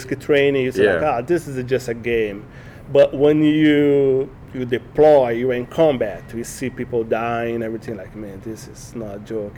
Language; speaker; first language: English; non-native, learner; Portuguese